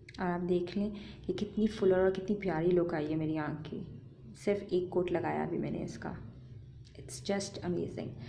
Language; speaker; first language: Urdu; native; Urdu